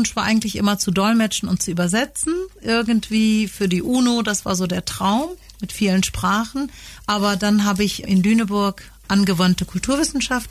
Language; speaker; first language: German; native; German